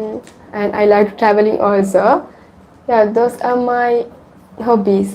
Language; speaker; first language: English; non-native, learner; Sinhala